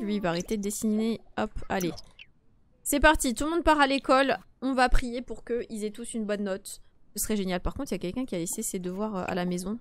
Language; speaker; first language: French; native; French